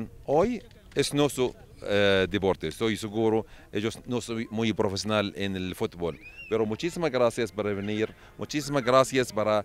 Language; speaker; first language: Spanish; non-native, learner; Arabic